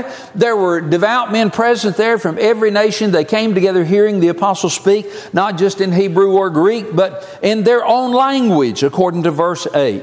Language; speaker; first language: English; native; English